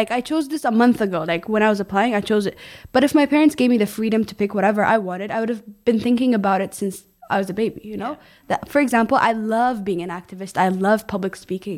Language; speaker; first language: English; non-native, fluent; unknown